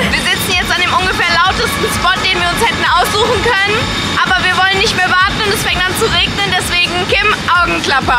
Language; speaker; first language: German; native; German